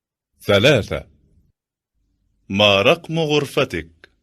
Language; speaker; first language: Arabic; non-native, learner; Bosnian